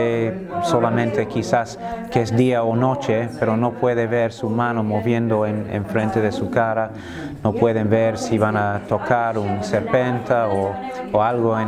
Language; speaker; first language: Spanish; non-native, fluent; English